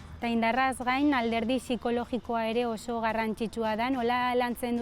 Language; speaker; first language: Basque; native; Basque